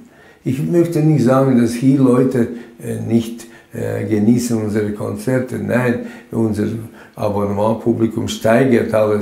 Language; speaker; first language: German; non-native, fluent; Latvian